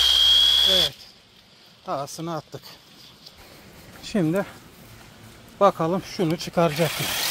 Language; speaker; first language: Turkish; native; Turkish